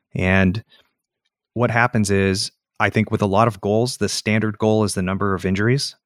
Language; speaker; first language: English; native; English